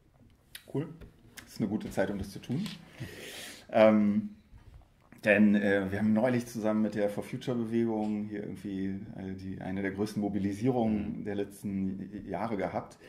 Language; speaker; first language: German; native; German